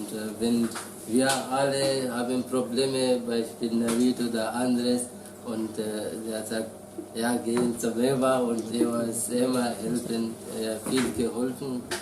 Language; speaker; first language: German; non-native, learner; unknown